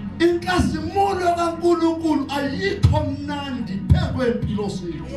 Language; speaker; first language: Zulu; native; Zulu